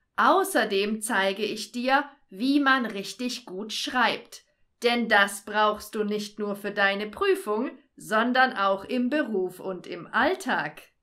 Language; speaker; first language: German; native; German